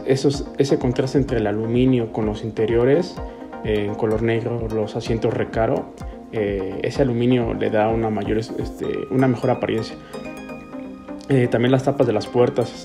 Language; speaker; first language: Spanish; native; Spanish